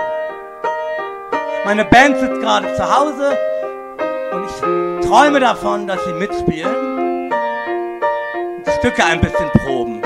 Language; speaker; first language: German; native; German